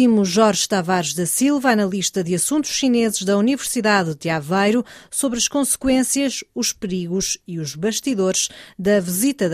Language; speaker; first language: Portuguese; native; Portuguese